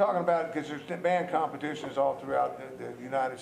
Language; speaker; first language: English; native; English